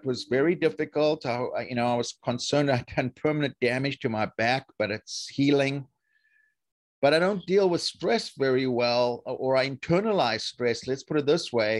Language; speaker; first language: English; native; English